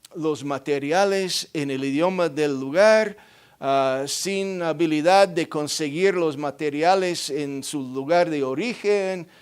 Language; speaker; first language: Spanish; non-native, fluent; English